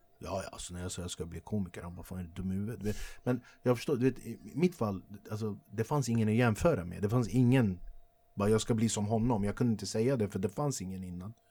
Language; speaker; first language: Swedish; early bilingual, other home language; Kurdish